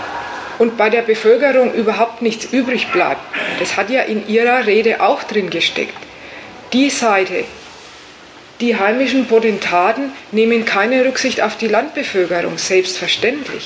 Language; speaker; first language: German; native; German